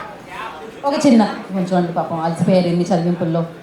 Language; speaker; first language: Telugu; native; Telugu